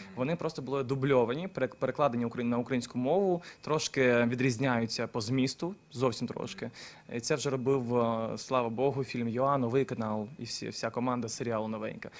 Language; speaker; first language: Ukrainian; non-native, local second language; Russian